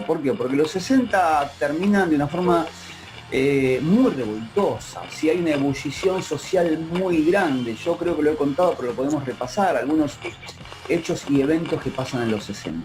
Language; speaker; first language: Spanish; native; Spanish